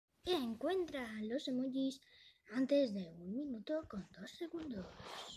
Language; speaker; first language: Spanish; native; Spanish